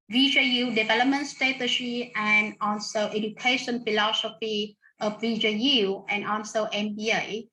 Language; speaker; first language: English; non-native, fluent; Vietnamese